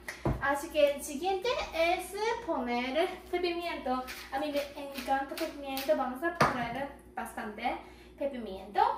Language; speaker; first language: Spanish; non-native, learner; Japanese